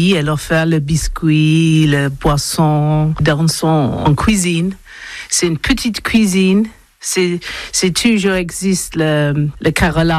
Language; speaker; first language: French; non-native, learner; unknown